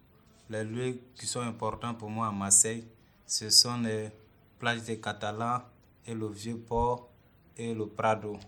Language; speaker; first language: French; non-native, learner; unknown